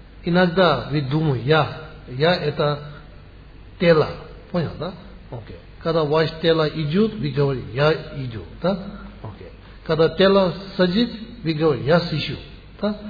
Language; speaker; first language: Russian; non-native, learner; Tibetan